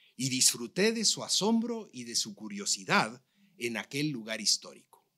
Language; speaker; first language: Spanish; native; Spanish